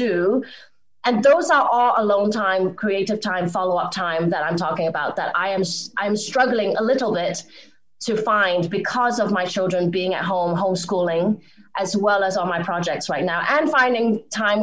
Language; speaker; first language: English; native; English